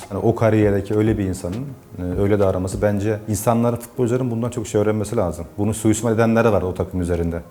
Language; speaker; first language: Turkish; native; Turkish